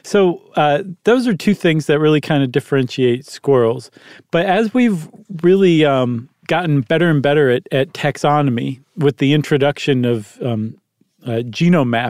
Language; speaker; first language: English; native; English